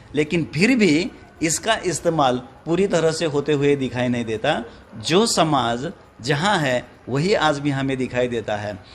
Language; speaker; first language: Hindi; non-native, local second language; Marathi